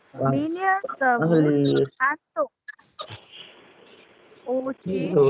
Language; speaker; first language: Russian; non-native, learner; Hindi